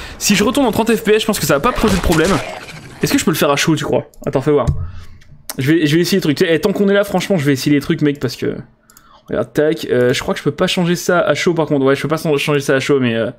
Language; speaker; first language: French; native; French